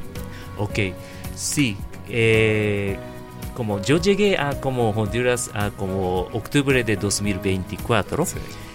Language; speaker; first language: Spanish; non-native, learner; Japanese